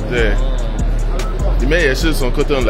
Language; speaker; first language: Chinese; non-native, fluent; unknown